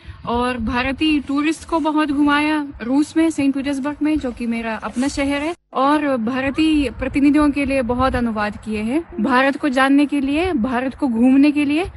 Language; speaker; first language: Hindi; non-native, fluent; Russian